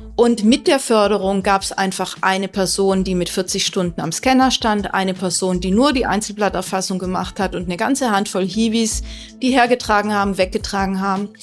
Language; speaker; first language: German; native; German